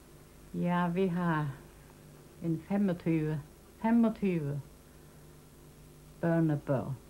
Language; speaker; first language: Danish; non-native, local second language; Faroese